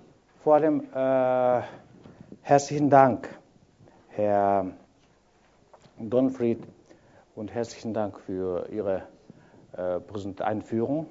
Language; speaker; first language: German; non-native, fluent; Kyrgyz